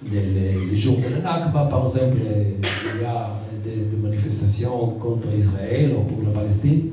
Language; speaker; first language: French; non-native, learner; Hebrew